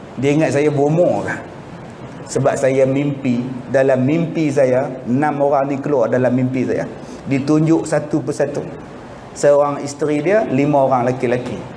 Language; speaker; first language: Malay; native; Malay